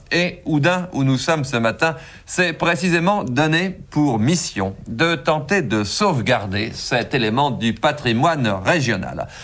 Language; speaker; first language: French; native; French